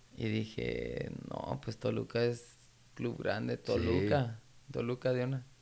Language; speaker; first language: Spanish; early bilingual, heritage; Spanish